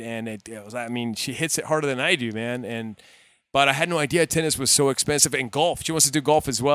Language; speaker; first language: English; early bilingual, other home language; Spanish